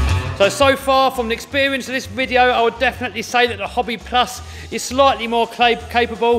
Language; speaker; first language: English; native; English